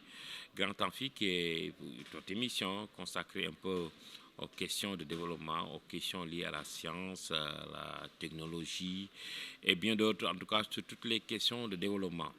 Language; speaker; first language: French; non-native, local second language; Wolof